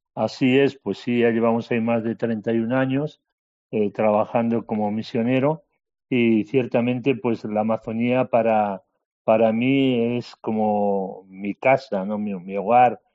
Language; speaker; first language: Spanish; native; Spanish